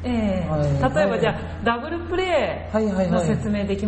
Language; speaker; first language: Japanese; native; Japanese